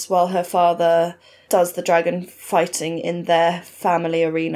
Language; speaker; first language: English; native; English